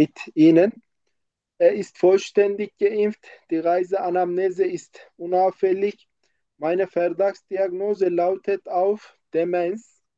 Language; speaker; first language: German; non-native, learner; Turkish